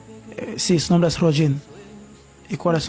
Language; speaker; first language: Spanish; non-native, learner; Haitian Creole